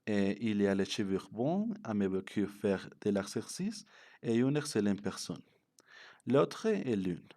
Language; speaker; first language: French; non-native, learner; Spanish